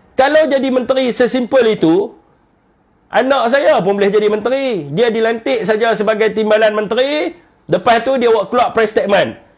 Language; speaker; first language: Malay; native; Malay